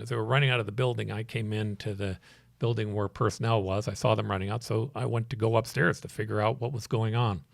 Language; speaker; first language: English; native; English